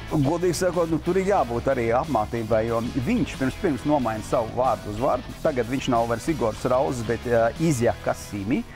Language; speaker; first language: Latvian; native; Latvian